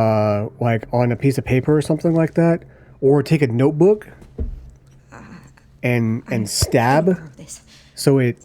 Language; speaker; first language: English; native; English